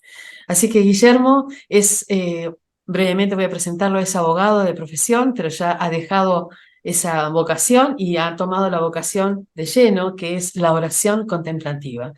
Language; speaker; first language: Spanish; native; Spanish